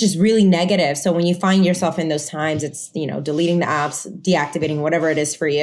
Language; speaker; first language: English; non-native, fluent; Spanish